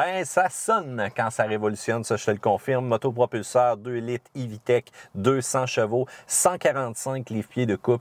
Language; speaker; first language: French; native; French